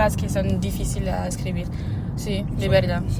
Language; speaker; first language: Spanish; non-native, learner; French